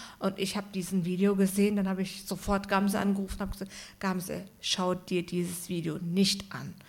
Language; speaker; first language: German; early bilingual, other home language; Turkish